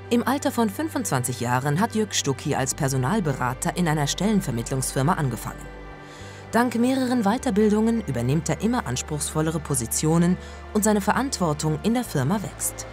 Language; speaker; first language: German; native; German